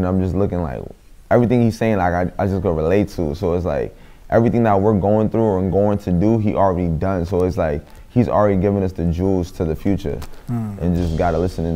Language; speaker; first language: English; native; English